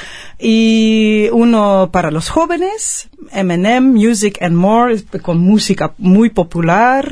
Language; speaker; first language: Spanish; non-native, fluent; Dutch